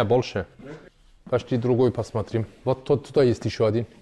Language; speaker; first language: Russian; non-native, learner; Turkish